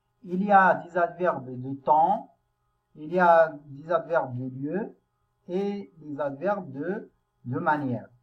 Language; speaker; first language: French; non-native, local second language; Arabic